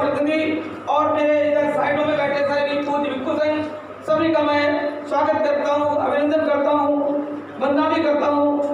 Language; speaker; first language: Hindi; native; Hindi